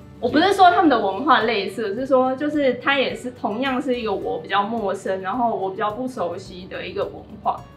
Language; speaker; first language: Chinese; native; Chinese